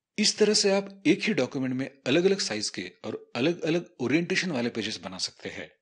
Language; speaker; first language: Hindi; non-native, local second language; Marathi